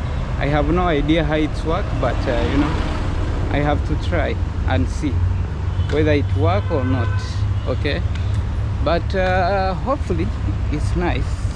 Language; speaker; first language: English; non-native, fluent; Rundi